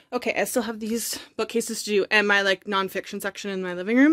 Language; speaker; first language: English; native; English